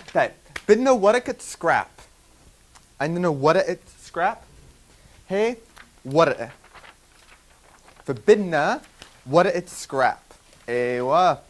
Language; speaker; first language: Arabic; native; Arabic